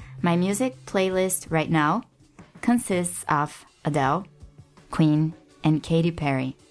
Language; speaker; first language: English; non-native, fluent; Portuguese